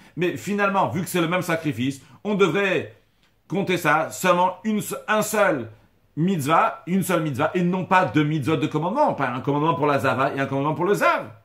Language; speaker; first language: French; native; French